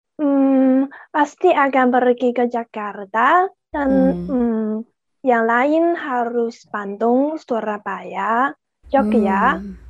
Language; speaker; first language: Indonesian; non-native, learner; Chinese